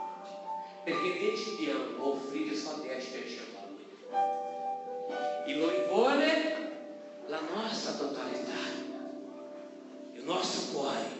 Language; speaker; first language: Italian; non-native, learner; Portuguese